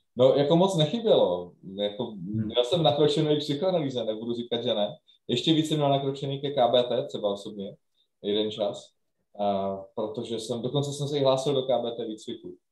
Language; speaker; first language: Czech; native; Czech